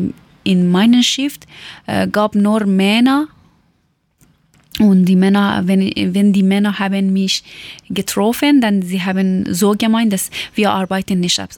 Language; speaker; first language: German; non-native, learner; Persian